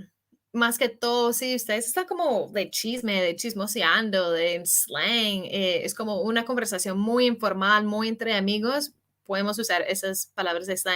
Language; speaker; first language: Spanish; non-native, fluent; English